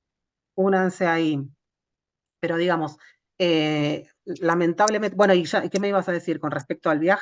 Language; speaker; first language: Spanish; native; Spanish